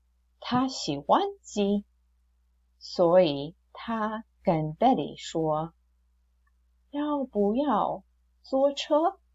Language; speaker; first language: Chinese; non-native, fluent; English